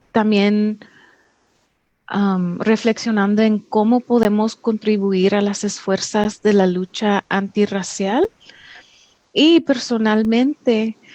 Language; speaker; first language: Spanish; early bilingual, heritage; English